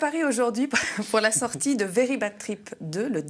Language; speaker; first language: French; native; French